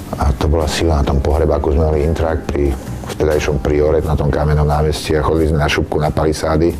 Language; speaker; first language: Slovak; native; Slovak